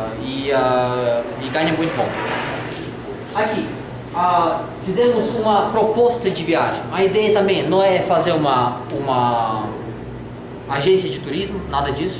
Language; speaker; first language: Portuguese; non-native, learner; Russian